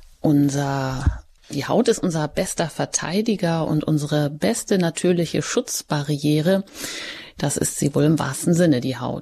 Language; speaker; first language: German; native; German